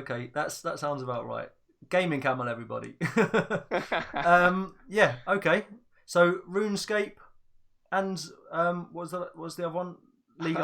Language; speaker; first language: English; native; English